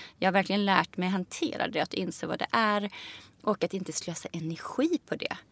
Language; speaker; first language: Swedish; native; Swedish